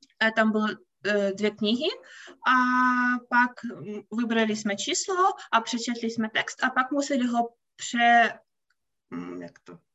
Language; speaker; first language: Czech; non-native, learner; Ukrainian